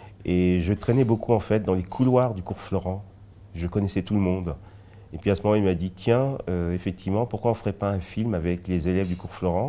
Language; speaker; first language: French; early bilingual, other home language; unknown